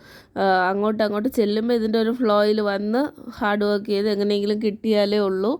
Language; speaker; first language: Malayalam; native; Malayalam